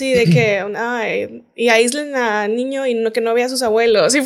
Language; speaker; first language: Spanish; native; Spanish